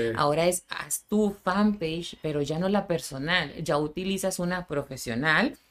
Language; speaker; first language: Spanish; native; Spanish